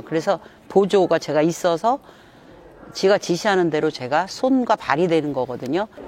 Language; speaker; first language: Korean; native; Korean